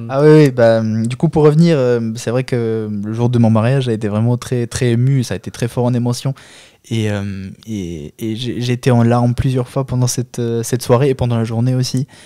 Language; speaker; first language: French; non-native, fluent; Albanian